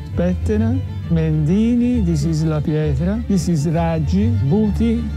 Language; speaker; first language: English; non-native, fluent; Italian